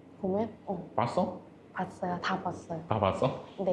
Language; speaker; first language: Korean; non-native, learner; Vietnamese